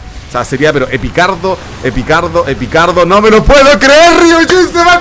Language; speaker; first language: Spanish; native; Spanish